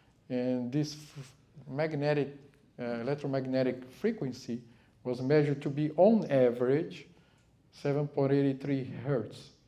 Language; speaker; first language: English; non-native, fluent; Portuguese